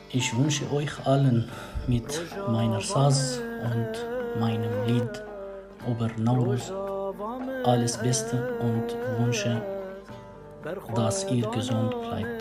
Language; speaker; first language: German; non-native, fluent; Kurdish